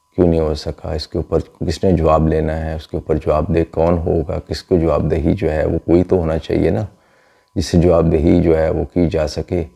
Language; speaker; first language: Urdu; non-native, local second language; Punjabi